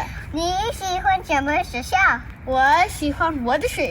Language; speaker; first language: Chinese; non-native, learner; English